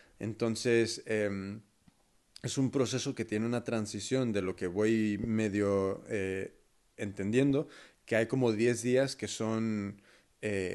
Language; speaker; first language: Spanish; early bilingual, heritage; Spanish